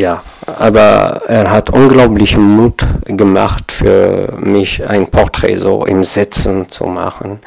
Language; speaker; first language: German; non-native, learner; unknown